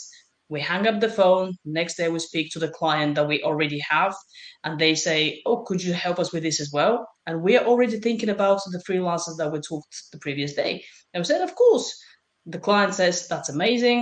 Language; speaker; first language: English; non-native, fluent; Bulgarian